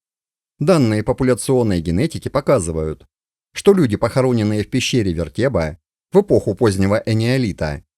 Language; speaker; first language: Russian; native; Russian